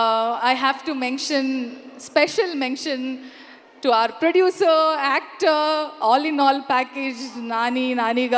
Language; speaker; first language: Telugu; non-native, learner; Kannada